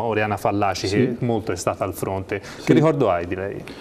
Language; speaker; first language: Italian; native; Italian